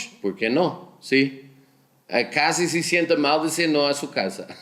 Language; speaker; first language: Spanish; non-native, fluent; Portuguese